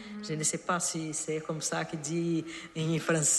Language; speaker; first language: French; non-native, learner; Portuguese